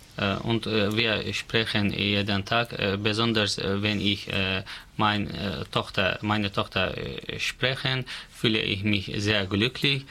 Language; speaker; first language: German; non-native, learner; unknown